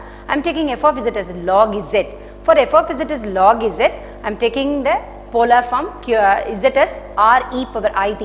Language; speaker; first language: English; non-native, local second language; Tamil